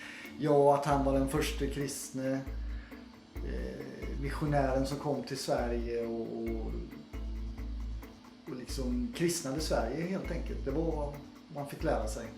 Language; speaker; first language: Swedish; native; Swedish